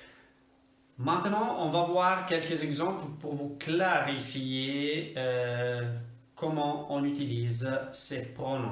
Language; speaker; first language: French; non-native, fluent; Italian